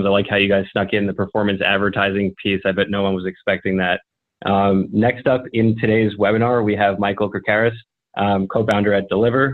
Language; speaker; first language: English; native; English